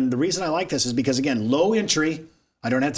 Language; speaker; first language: English; native; English